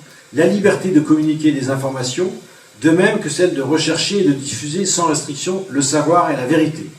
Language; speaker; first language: French; native; French